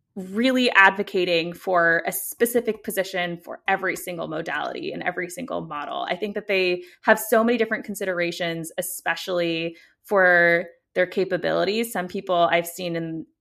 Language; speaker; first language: English; native; English